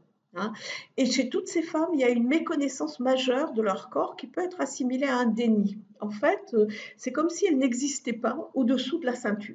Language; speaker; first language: French; native; French